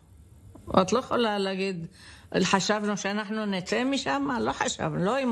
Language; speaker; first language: Hebrew; non-native, fluent; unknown